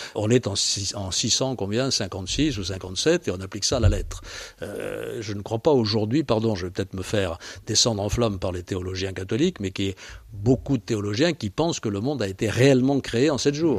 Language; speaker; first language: French; native; French